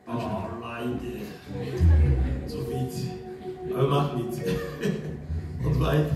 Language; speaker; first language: German; non-native, learner; French